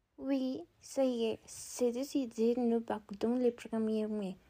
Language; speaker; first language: French; non-native, learner; Spanish